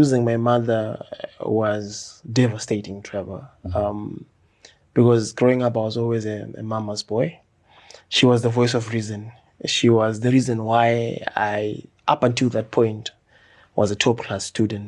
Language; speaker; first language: English; non-native, local second language; Shona